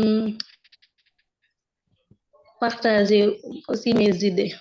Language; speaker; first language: French; non-native, local second language; Wolof